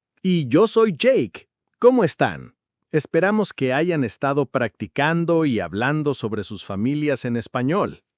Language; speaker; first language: Spanish; non-native, fluent; English